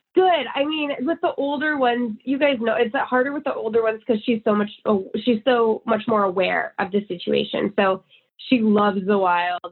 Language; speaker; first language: English; native; English